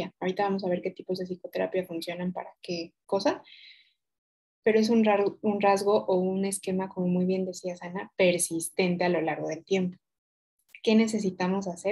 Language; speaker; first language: Spanish; native; Spanish